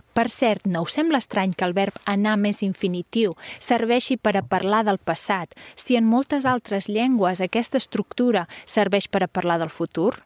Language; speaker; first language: Catalan; native; Catalan